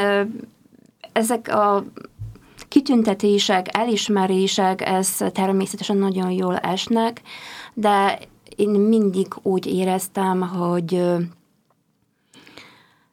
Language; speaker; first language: Hungarian; non-native, fluent; Polish